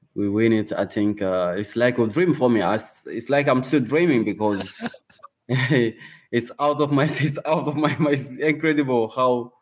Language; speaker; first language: English; non-native, learner; Wolof